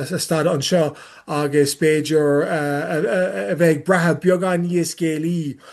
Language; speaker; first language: Irish; non-native, learner; English